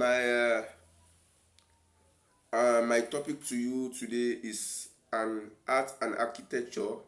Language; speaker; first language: English; non-native, local second language; Yoruba